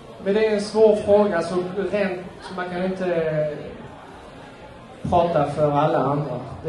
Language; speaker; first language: Swedish; non-native, fluent; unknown